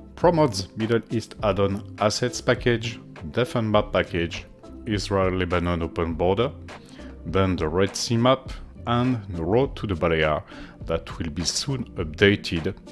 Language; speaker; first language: English; non-native, fluent; French